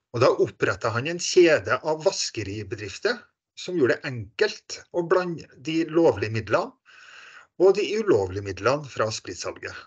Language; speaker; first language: Norwegian; native; Norwegian